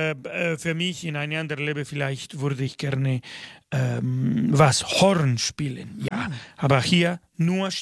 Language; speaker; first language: German; non-native, fluent; Spanish